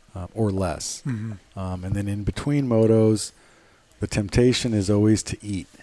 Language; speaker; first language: English; native; English